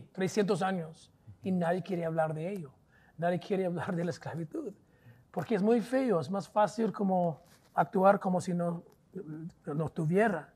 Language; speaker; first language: Spanish; non-native, fluent; English